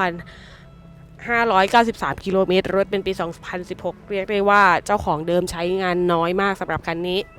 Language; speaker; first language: Thai; native; Thai